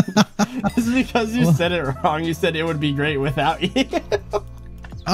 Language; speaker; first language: English; native; English